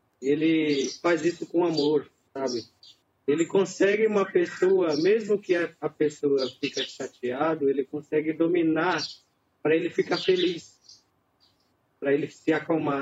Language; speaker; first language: Portuguese; non-native, local second language; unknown